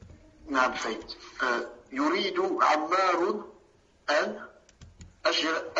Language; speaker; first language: Arabic; non-native, learner; French